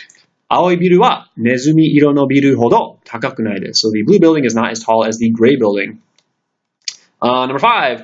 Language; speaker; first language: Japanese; non-native, fluent; English